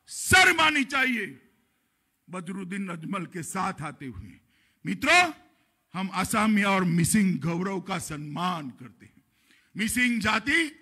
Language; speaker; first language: Hindi; non-native, local second language; Gujarati